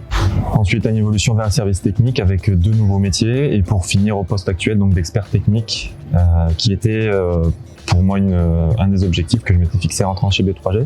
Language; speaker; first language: French; native; French